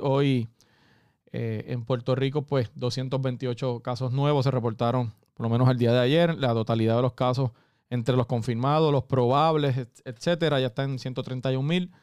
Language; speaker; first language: Spanish; native; Spanish